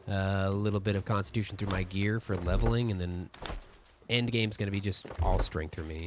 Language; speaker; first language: English; native; English